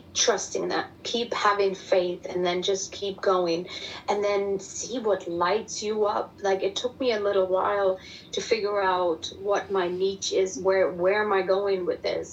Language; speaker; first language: English; non-native, fluent; German